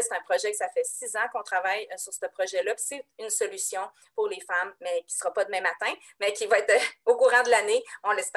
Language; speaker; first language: French; native; French